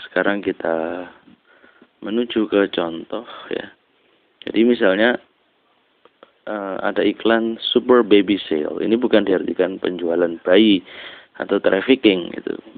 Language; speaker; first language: Indonesian; native; Indonesian